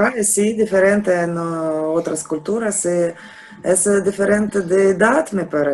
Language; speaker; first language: Spanish; non-native, learner; Russian